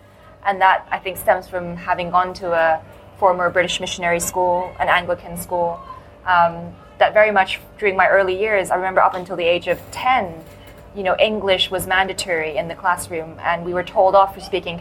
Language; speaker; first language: English; non-native, local second language; Cantonese